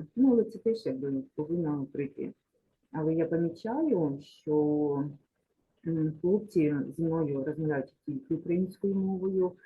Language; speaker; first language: Ukrainian; non-native, local second language; Russian